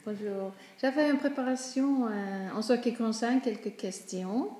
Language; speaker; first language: French; non-native, learner; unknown